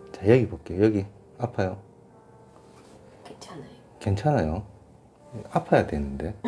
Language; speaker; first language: Korean; native; Korean